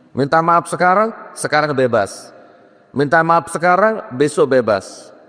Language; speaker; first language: Indonesian; native; Indonesian